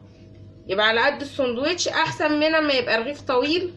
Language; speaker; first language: Arabic; native; Arabic